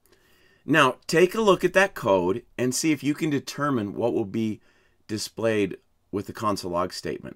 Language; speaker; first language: English; native; English